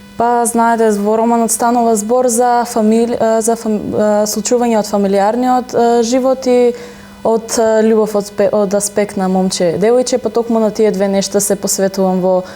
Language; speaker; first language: Macedonian; native; Macedonian